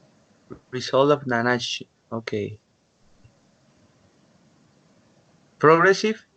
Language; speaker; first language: English; non-native, learner; Spanish